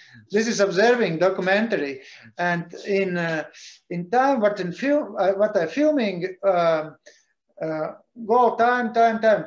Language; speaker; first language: English; non-native, learner; Latvian